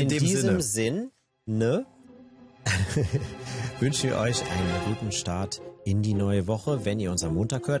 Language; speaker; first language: German; native; German